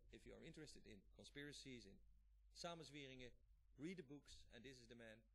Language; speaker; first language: English; non-native, fluent; Dutch